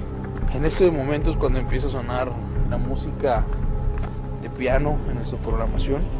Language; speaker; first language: Spanish; native; Spanish